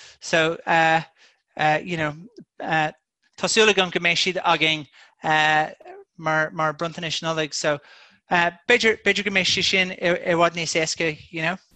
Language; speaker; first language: Irish; non-native, local second language; English